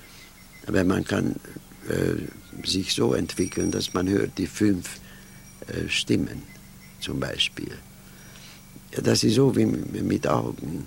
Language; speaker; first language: German; non-native, fluent; Hungarian